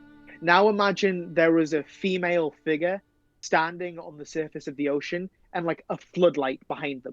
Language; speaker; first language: English; native; English